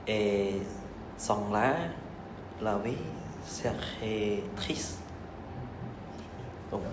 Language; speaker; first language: French; non-native, learner; Khmer